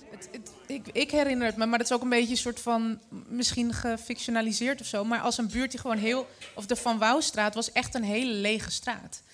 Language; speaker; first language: Dutch; early bilingual, other home language; Arabic